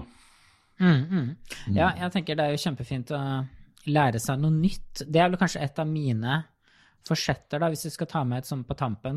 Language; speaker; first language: Norwegian; native; Norwegian